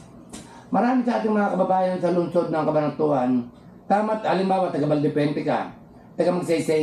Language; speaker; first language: Filipino; native; Filipino